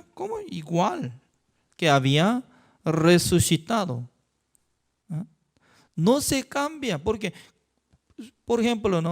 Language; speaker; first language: Spanish; non-native, fluent; Korean